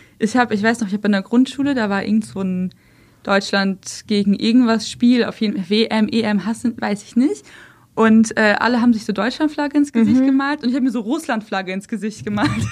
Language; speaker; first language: German; early bilingual, other home language; Russian